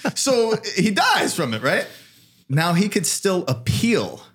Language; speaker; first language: English; native; English